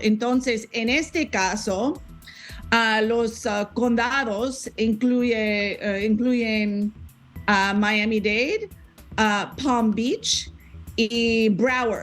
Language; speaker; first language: Spanish; non-native, learner; English